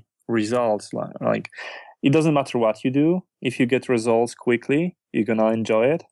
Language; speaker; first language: English; non-native, fluent; Polish